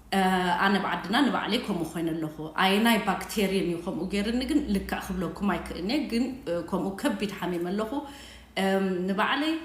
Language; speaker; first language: Tigrinya; native; Tigrinya